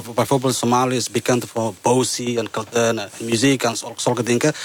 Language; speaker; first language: Dutch; non-native, fluent; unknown